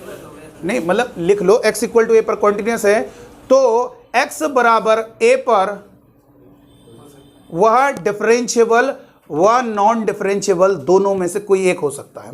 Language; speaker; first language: Hindi; native; Hindi